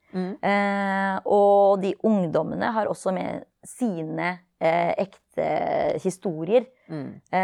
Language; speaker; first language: Norwegian; early bilingual, other home language; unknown